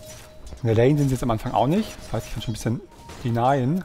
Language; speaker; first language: German; native; German